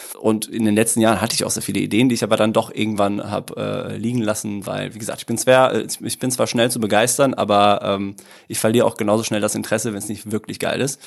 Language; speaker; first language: German; early bilingual, other home language; Italian